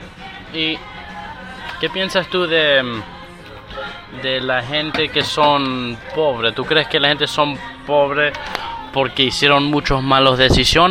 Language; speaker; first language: Spanish; early bilingual, heritage; Spanish